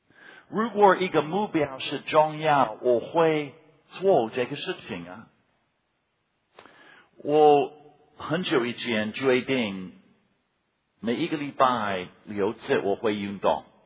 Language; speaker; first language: Chinese; non-native, fluent; English